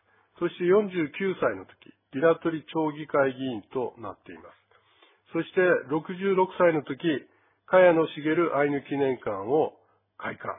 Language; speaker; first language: Japanese; native; Japanese